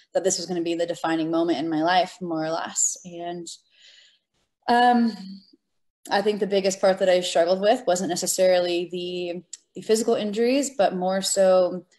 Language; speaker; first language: English; native; English